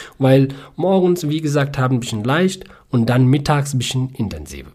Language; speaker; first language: German; non-native, learner; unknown